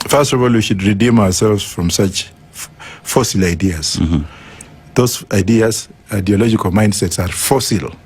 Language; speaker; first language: English; non-native, local second language; Luyia